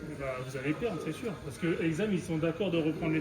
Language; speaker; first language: French; native; French